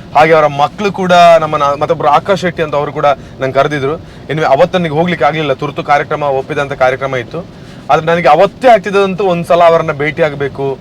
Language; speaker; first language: Kannada; native; Kannada